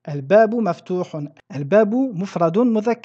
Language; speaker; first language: Arabic; non-native, fluent; French